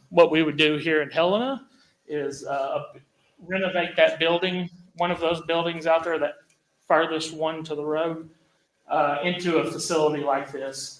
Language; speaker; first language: English; native; English